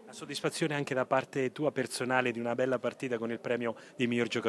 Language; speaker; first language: Italian; native; Italian